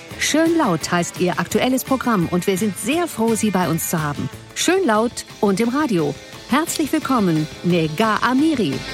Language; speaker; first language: German; native; German